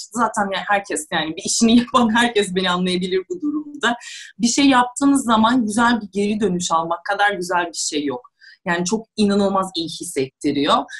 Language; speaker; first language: Turkish; non-native, fluent; Russian